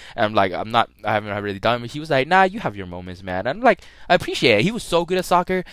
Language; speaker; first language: English; early bilingual, other home language; Thai